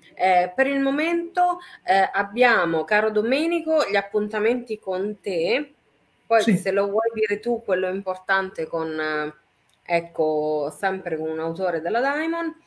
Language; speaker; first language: Italian; native; Italian